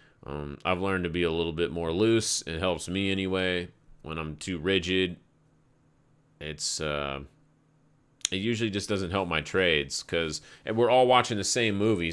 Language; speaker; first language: English; native; English